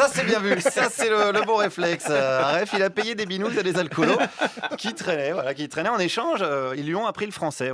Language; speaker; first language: French; native; French